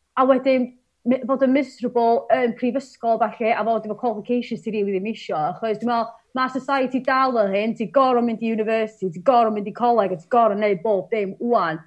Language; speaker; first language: Welsh; native; Welsh